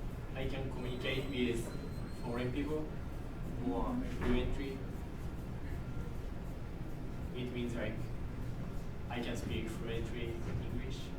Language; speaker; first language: English; non-native, learner; Japanese